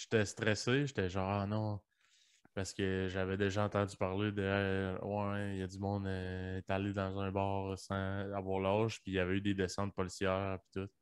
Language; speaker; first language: French; early bilingual, other home language; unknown